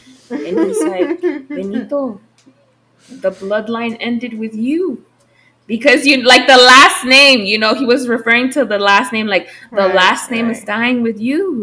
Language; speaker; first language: English; early bilingual, other home language; Spanish